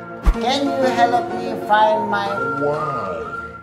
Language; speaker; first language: English; non-native, learner; Indonesian